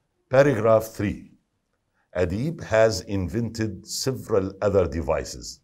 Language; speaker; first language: English; non-native, fluent; Arabic